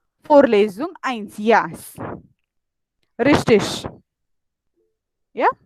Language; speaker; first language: German; non-native, fluent; Marathi